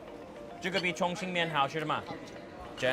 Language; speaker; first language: Chinese; non-native, learner; English